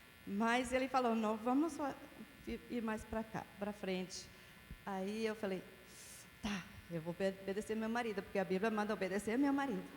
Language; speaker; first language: Portuguese; non-native, fluent; English